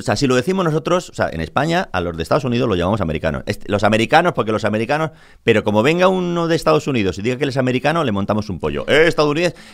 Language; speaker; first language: Spanish; native; Spanish